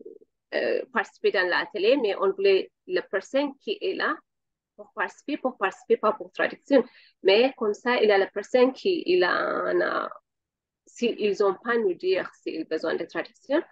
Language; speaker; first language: French; non-native, learner; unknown